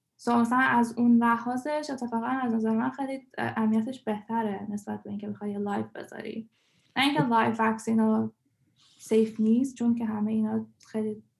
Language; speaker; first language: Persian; early bilingual, heritage; Persian